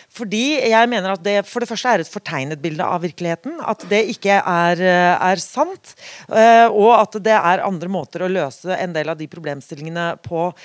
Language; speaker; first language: Norwegian; native; Norwegian